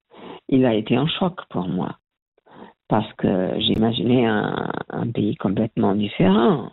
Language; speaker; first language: French; non-native, learner; Portuguese